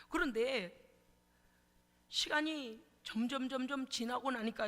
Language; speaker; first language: Korean; native; Korean